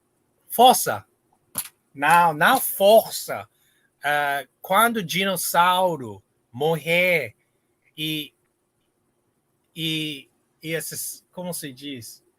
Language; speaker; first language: Portuguese; non-native, learner; English